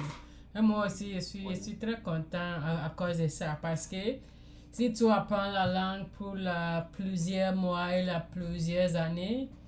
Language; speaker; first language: French; non-native, learner; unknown